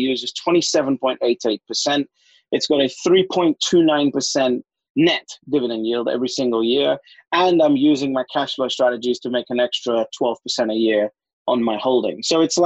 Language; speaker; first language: English; native; English